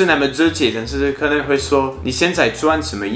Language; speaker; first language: Chinese; non-native, fluent; French